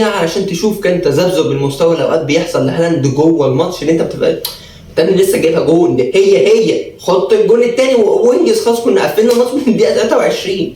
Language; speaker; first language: Arabic; native; Arabic